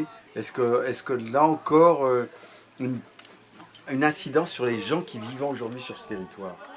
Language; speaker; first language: French; native; French